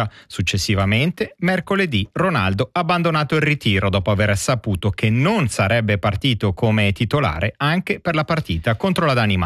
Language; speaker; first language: Italian; native; Italian